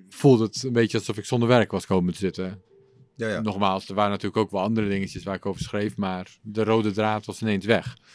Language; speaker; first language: Dutch; non-native, local second language; English